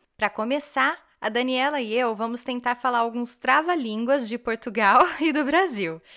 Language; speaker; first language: Portuguese; native; Portuguese